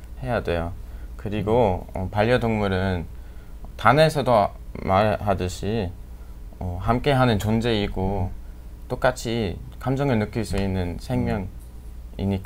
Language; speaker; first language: Korean; non-native, fluent; English